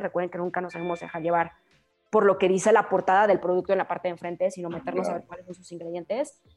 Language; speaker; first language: Spanish; native; Spanish